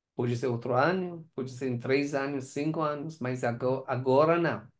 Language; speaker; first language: Portuguese; non-native, fluent; Persian